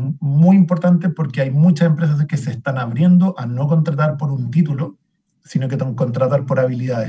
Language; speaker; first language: Spanish; native; Spanish